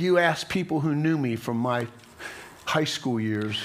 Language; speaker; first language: English; native; English